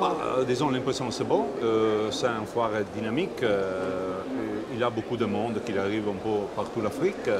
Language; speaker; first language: French; non-native, learner; Italian